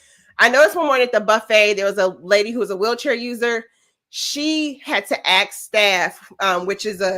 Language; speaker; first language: English; native; English